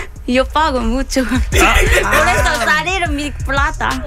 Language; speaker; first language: Spanish; non-native, learner; Korean